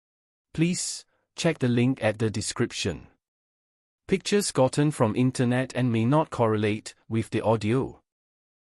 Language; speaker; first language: English; non-native, fluent; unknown